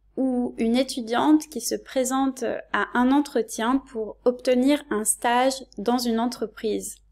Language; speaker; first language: French; native; French